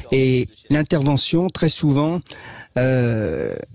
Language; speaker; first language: French; native; French